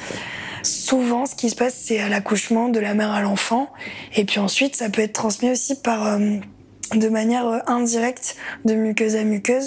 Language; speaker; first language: French; native; French